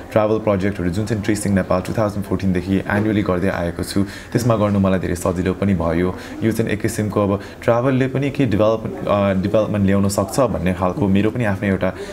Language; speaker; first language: Nepali; early bilingual, heritage; Nepali